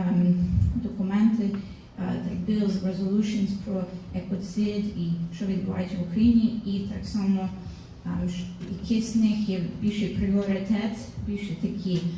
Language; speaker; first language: Ukrainian; early bilingual, heritage; Ukrainian